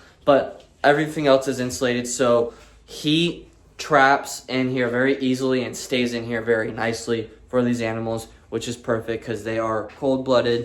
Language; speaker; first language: English; native; English